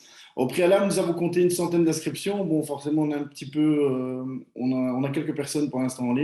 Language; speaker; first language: French; native; French